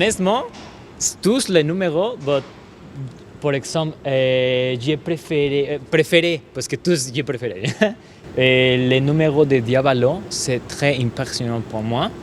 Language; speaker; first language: French; non-native, learner; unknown